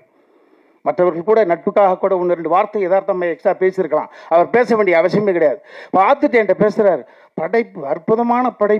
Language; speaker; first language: Tamil; native; Tamil